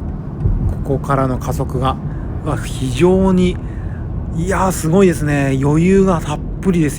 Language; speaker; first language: Japanese; native; Japanese